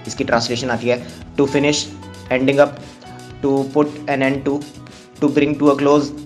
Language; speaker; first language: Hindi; native; Hindi